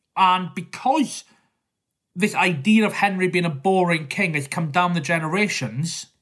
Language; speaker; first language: English; native; English